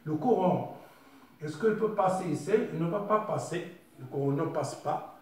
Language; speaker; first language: French; non-native, local second language; Arabic